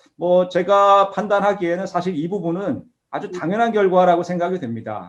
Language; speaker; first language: Korean; native; Korean